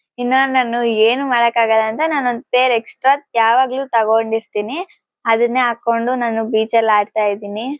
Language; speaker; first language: Kannada; non-native, local second language; Telugu